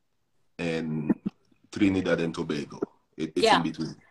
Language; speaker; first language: English; non-native, fluent; French